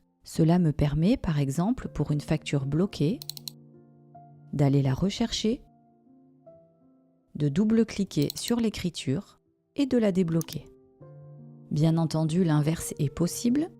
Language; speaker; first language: French; native; French